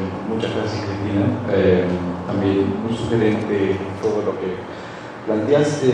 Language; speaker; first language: Spanish; native; Spanish